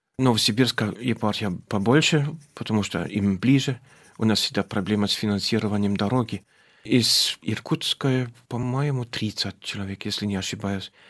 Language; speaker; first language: Russian; non-native, fluent; German